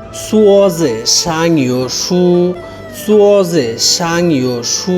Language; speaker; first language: Chinese; non-native, learner; Bangla